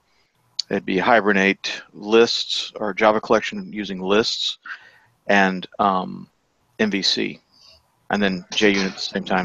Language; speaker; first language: English; native; English